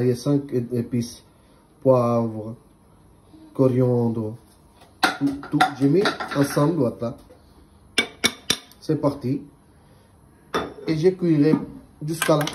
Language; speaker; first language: French; non-native, learner; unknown